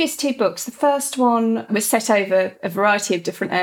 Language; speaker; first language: English; native; English